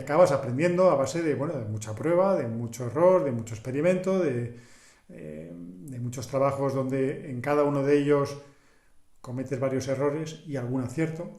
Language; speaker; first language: Spanish; native; Spanish